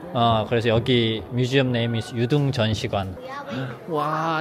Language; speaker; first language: Korean; native; Korean